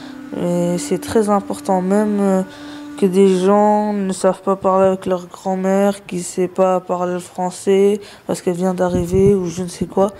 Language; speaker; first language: French; early bilingual, other home language; Arabic